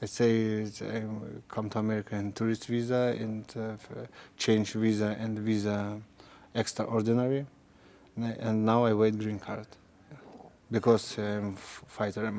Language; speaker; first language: English; non-native, learner; Russian